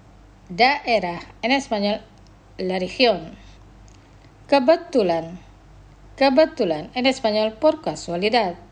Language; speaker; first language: Spanish; non-native, fluent; Indonesian